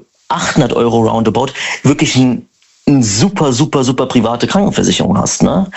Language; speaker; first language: German; native; German